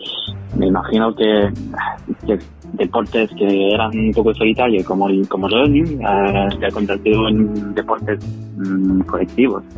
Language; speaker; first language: Spanish; non-native, fluent; French